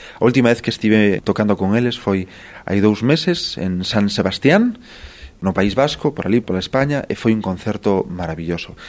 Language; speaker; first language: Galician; native; Galician